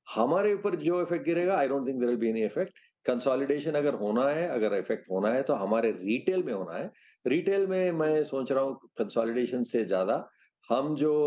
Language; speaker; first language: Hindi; non-native, local second language; Telugu